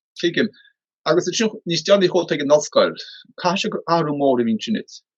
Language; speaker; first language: Irish; native; Irish